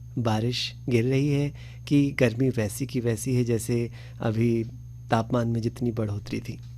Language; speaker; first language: Hindi; native; Hindi